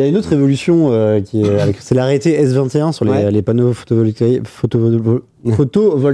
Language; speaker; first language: French; native; French